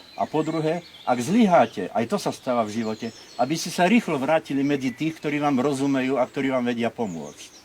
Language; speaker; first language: Slovak; native; Slovak